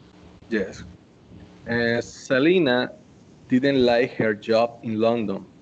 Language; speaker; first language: English; non-native, learner; Spanish